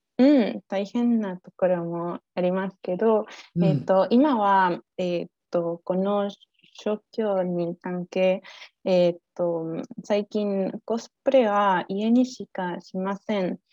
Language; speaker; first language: Japanese; non-native, learner; Spanish